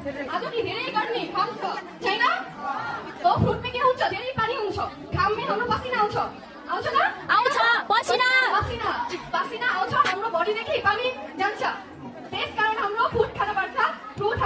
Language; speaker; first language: Nepali; non-native, learner; Bangla